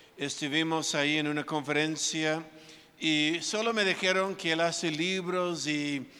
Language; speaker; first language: Spanish; non-native, fluent; English